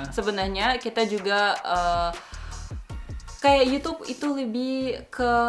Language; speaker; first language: Indonesian; non-native, fluent; Russian